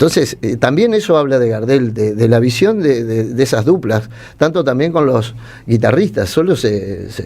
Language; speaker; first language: Spanish; native; Spanish